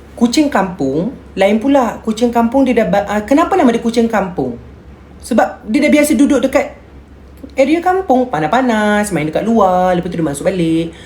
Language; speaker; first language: Malay; native; Malay